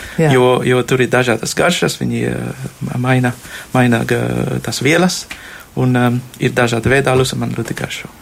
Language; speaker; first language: Latvian; non-native, fluent; Sinhala